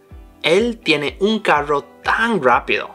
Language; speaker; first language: Spanish; non-native, fluent; English